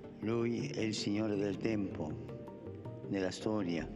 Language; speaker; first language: Italian; non-native, fluent; Spanish